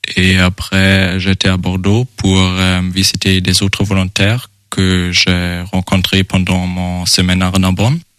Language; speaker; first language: French; non-native, fluent; German